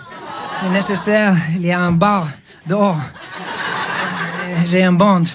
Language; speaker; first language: French; non-native, learner; English